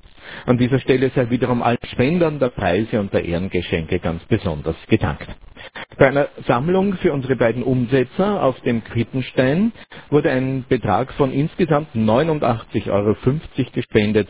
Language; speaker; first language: German; native; German